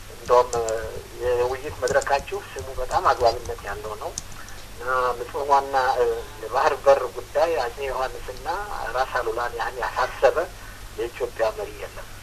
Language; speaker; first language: Amharic; non-native, local second language; Sebat Bet Gurage